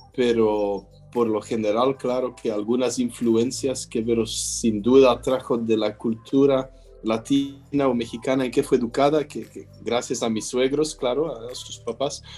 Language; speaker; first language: Spanish; non-native, fluent; French